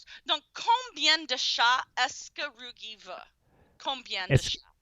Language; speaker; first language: French; non-native, fluent; English